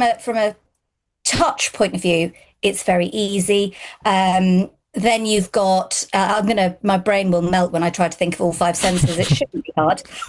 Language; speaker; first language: English; non-native, local second language; Gujarati